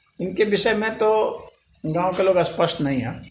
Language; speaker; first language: Hindi; native; Hindi